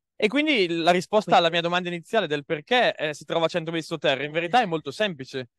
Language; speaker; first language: Italian; native; Italian